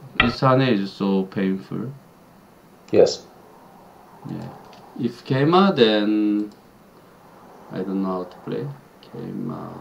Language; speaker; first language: English; non-native, learner; Korean